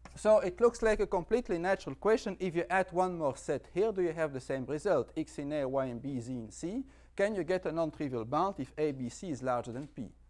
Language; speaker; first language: English; non-native, fluent; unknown